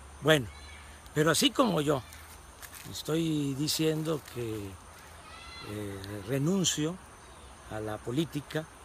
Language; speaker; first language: Spanish; native; Spanish